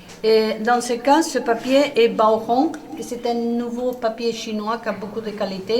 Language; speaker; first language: French; non-native, learner; Spanish